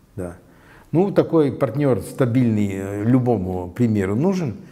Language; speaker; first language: Russian; non-native, local second language; Latvian